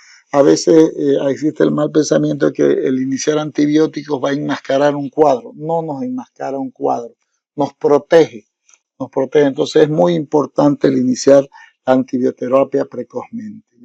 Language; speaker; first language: Spanish; native; Spanish